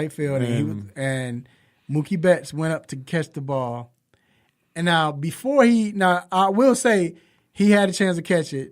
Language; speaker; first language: English; native; English